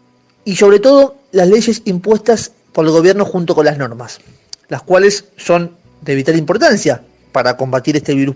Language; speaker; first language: Spanish; native; Spanish